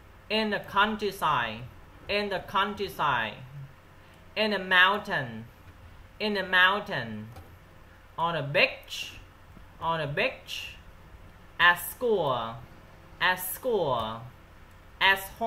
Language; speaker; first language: English; non-native, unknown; Vietnamese